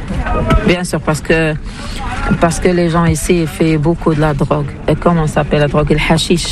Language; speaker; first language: French; non-native, learner; Arabic